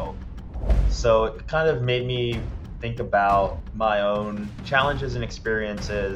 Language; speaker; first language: English; native; English